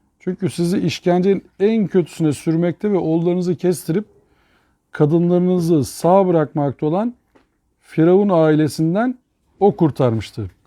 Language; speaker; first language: Turkish; native; Turkish